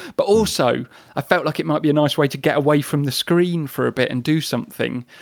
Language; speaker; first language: English; native; English